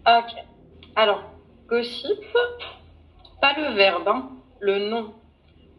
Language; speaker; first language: French; non-native, fluent; Arabic